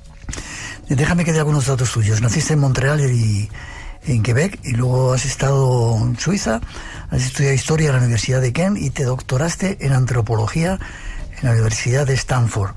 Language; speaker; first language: Spanish; native; Spanish